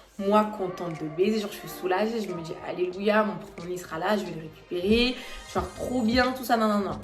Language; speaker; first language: French; native; French